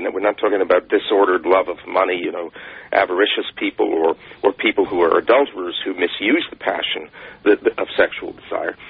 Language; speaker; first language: English; native; English